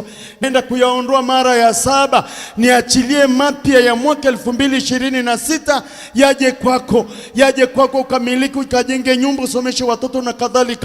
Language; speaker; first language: Swahili; native; Swahili